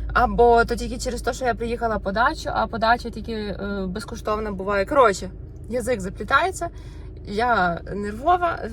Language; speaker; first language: Ukrainian; non-native, local second language; Russian